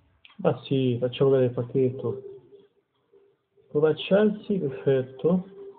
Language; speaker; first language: Italian; native; Italian